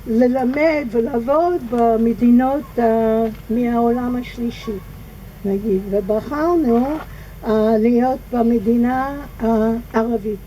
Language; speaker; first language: Hebrew; non-native, fluent; English